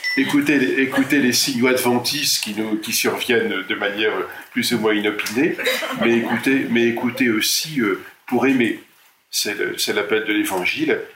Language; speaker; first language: French; native; French